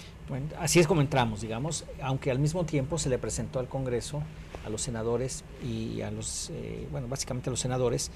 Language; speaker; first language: Spanish; native; Spanish